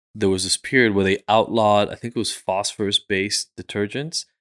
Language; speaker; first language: English; early bilingual, other home language; Hebrew